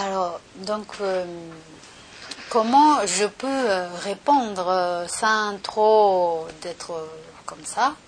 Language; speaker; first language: French; non-native, learner; Japanese